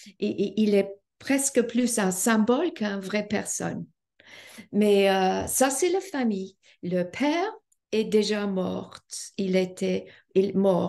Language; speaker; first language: French; non-native, fluent; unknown